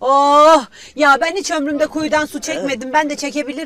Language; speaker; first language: Turkish; native; Turkish